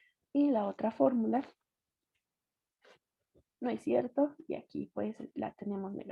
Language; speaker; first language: Spanish; native; Spanish